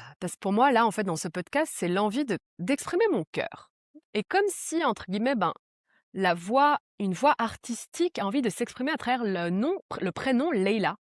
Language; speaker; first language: French; early bilingual, other home language; Portuguese